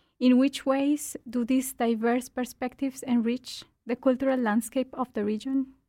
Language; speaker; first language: English; non-native, fluent; Spanish